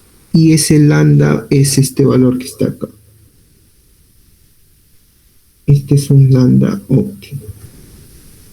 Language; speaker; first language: Spanish; native; Spanish